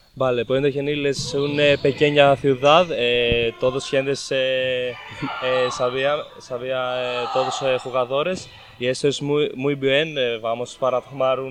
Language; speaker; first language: Spanish; non-native, learner; Greek